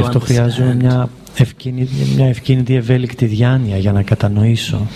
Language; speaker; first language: Greek; native; Greek